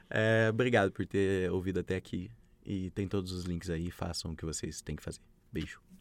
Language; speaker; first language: Portuguese; native; Portuguese